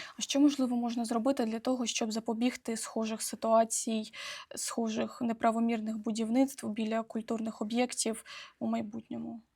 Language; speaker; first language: Ukrainian; native; Ukrainian